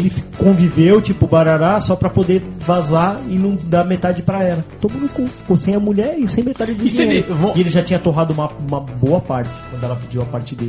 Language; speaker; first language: Portuguese; native; Portuguese